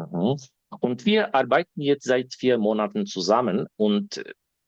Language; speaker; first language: German; non-native, fluent; Polish